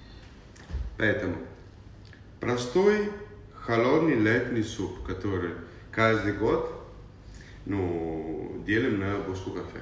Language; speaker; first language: Russian; non-native, learner; Italian